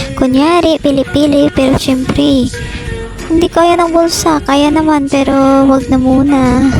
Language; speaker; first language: Filipino; non-native, local second language; Hiligaynon